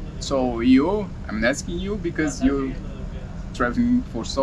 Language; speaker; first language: English; non-native, learner; Portuguese